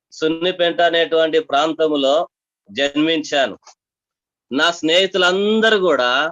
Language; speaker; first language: Telugu; non-native, local second language; Tamil